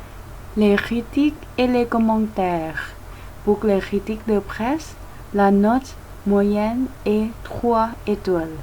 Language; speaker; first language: French; non-native, learner; Thai